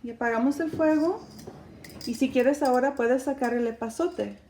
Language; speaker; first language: Spanish; early bilingual, heritage; Spanish